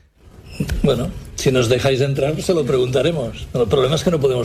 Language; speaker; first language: Spanish; native; Spanish